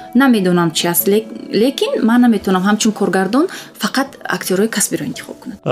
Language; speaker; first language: Tajik; non-native, local second language; Russian